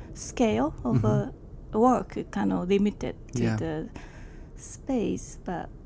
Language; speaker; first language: English; non-native, learner; Japanese